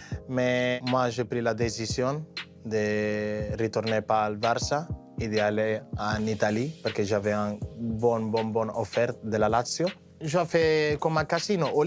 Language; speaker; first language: French; non-native, fluent; Spanish